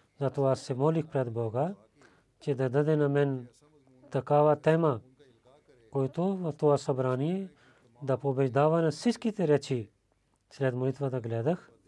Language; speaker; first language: Bulgarian; non-native, learner; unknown